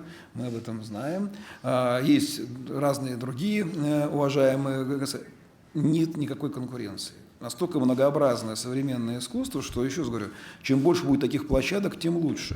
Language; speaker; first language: Russian; native; Russian